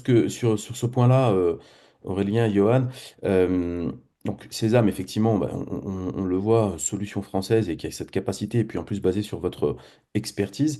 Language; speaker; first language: French; native; French